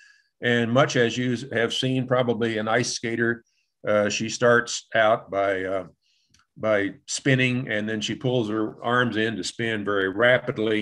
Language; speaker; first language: English; native; English